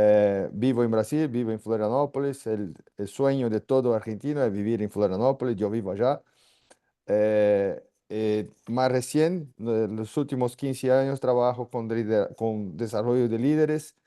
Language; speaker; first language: Spanish; non-native, fluent; Portuguese